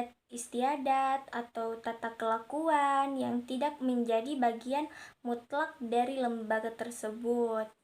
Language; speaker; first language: Indonesian; native; Indonesian